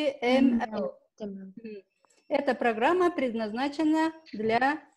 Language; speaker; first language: Russian; non-native, local second language; Kyrgyz